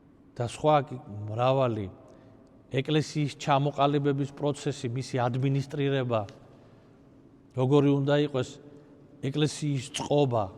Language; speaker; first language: Georgian; native; Georgian